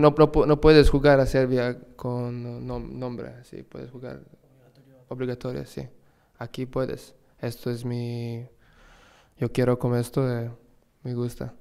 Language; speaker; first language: Spanish; non-native, learner; Serbian